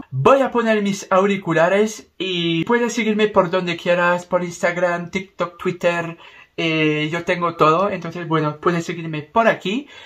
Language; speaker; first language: Spanish; non-native, learner; French